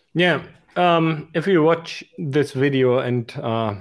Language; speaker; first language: English; non-native, fluent; German